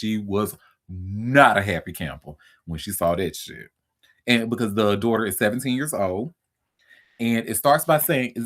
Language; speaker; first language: English; native; English